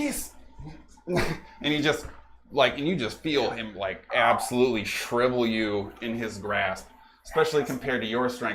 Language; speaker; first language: English; native; English